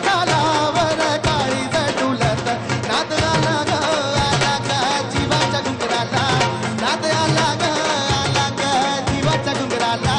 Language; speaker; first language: Marathi; non-native, local second language; Hindi